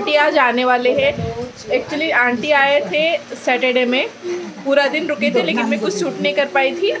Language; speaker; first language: Hindi; non-native, local second language; Odia